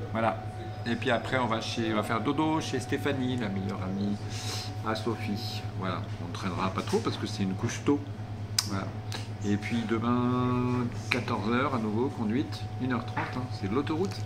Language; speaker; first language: French; native; French